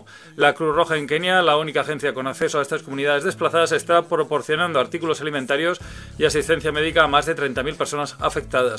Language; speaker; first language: Spanish; native; Spanish